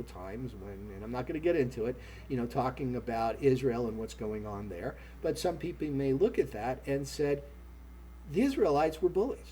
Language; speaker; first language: English; native; English